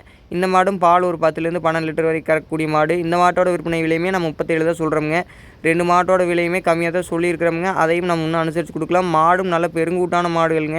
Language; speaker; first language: Tamil; native; Tamil